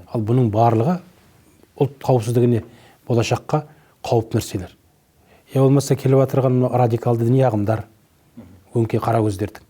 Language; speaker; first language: Kazakh; native; Kazakh